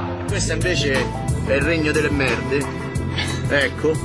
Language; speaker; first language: Italian; native; Italian